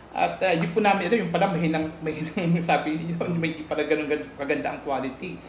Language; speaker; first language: Filipino; native; Filipino